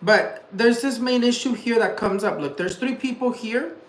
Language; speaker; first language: English; early bilingual, other home language; Spanish